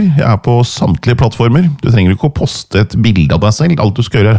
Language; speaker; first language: Norwegian; native; Norwegian